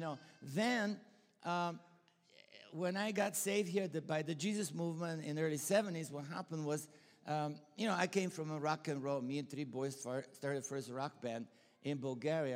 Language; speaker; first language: English; non-native, fluent; Bulgarian